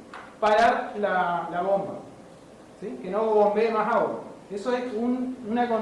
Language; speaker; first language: Spanish; native; Spanish